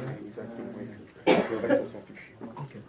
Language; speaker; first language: French; native; French